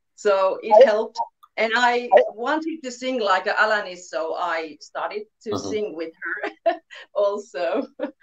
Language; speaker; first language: English; non-native, learner; Finnish